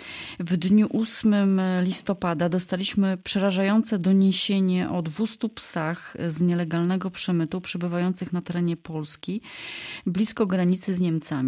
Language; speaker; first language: Polish; native; Polish